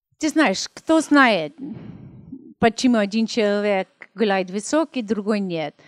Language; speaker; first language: Russian; non-native, learner; English